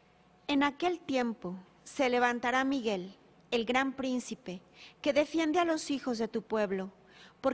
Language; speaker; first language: Spanish; native; Spanish